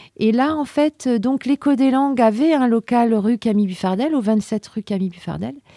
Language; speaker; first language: French; native; French